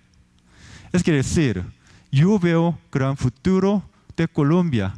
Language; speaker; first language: Spanish; non-native, fluent; Korean